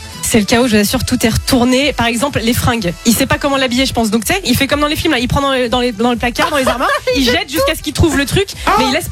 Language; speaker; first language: French; native; French